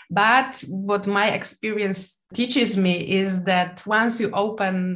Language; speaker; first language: English; non-native, fluent; Polish